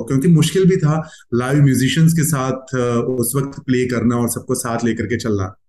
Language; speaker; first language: Hindi; non-native, local second language; Gujarati